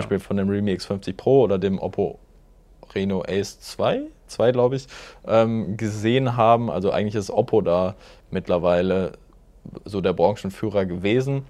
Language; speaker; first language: German; native; German